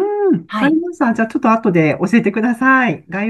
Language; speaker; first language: Japanese; native; Japanese